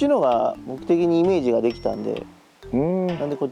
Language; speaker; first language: Japanese; native; Japanese